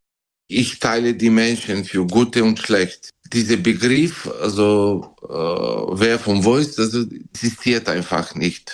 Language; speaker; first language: German; non-native, learner; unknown